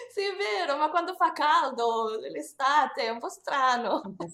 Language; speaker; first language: Italian; non-native, fluent; English